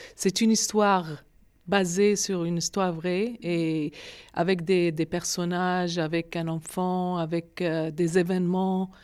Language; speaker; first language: French; non-native, fluent; Arabic